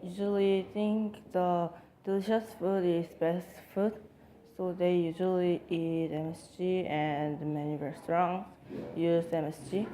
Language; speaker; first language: English; non-native, learner; Korean